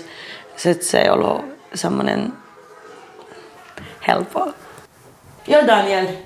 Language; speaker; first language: Finnish; non-native, fluent; Arabic